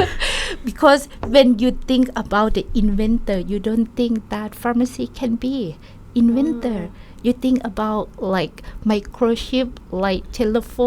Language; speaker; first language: English; non-native, learner; Thai